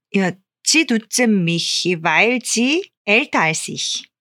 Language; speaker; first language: German; non-native, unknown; Korean